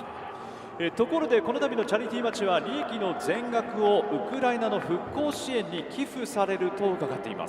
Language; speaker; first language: Japanese; native; Japanese